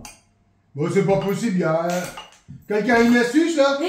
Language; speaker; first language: French; native; French